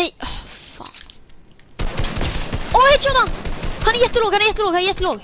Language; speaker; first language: Swedish; native; Swedish